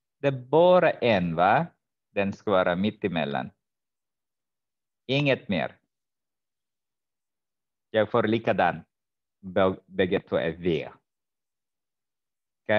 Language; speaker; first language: Swedish; non-native, fluent; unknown